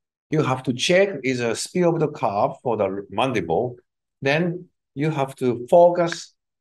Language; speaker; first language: English; non-native, learner; Japanese